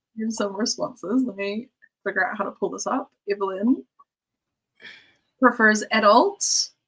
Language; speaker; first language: English; native; English